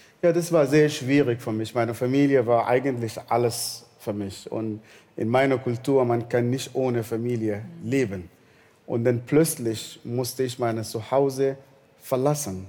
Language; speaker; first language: German; non-native, fluent; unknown